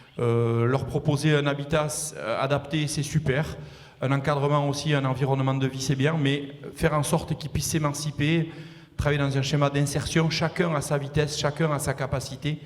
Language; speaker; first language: French; native; French